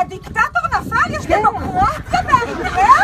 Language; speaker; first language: Hebrew; native; Hebrew